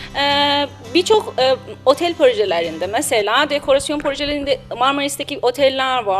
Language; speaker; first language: Turkish; non-native, learner; Persian